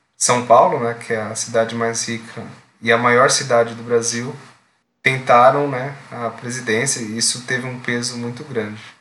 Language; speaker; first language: Portuguese; native; Portuguese